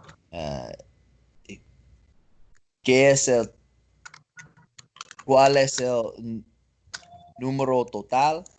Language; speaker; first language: Spanish; non-native, learner; English